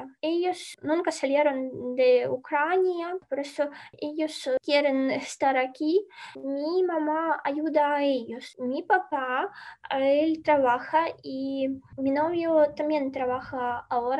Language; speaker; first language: Spanish; non-native, fluent; Ukrainian